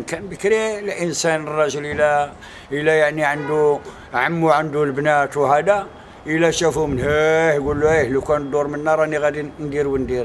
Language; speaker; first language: Arabic; native; Arabic